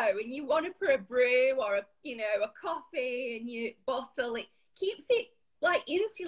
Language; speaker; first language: English; native; English